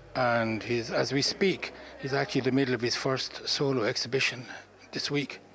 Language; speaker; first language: English; native; English